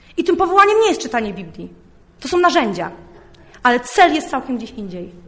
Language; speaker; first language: Polish; early bilingual, heritage; Polish